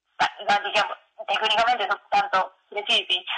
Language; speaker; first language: Italian; non-native, learner; Japanese